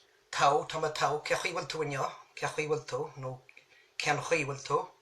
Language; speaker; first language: Irish; native; Irish